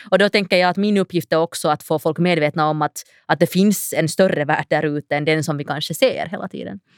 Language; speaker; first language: Swedish; native; Swedish